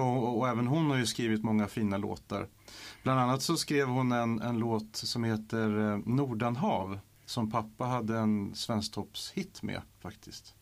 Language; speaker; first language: Swedish; native; Swedish